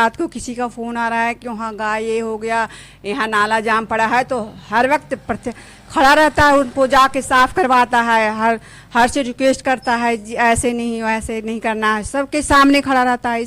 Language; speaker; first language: Hindi; native; Hindi